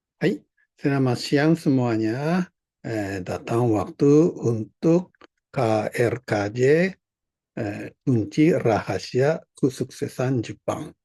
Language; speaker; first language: Indonesian; non-native, fluent; Japanese